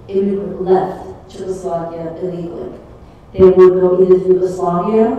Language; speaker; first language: English; early bilingual, other home language; Czech